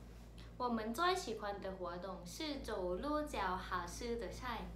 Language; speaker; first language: Chinese; non-native, learner; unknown